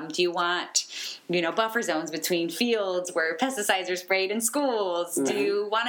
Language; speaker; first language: English; native; English